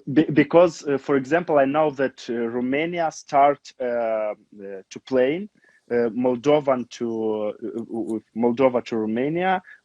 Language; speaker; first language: English; non-native, learner; Romanian